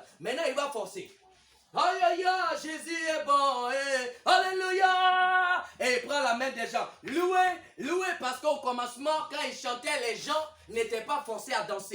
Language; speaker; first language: French; non-native, local second language; Lingala